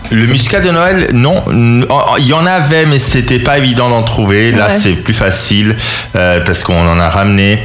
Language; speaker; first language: French; early bilingual, other home language; Spanish